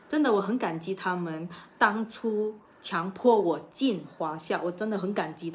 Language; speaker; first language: Chinese; non-native, local second language; Malay